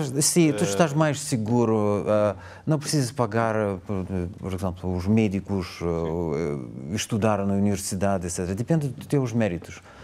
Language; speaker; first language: Portuguese; non-native, learner; Russian